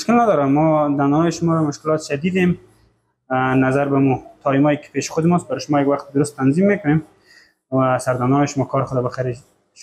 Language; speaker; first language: Persian; native; Persian